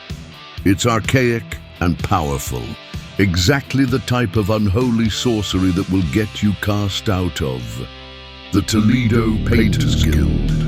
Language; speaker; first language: English; native; English